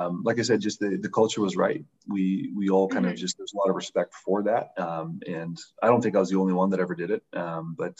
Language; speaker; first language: English; native; English